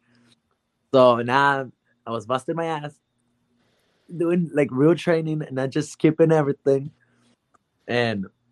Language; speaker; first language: English; non-native, fluent; Spanish